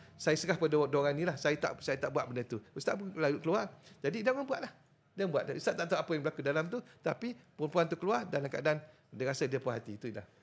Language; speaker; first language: Malay; native; Malay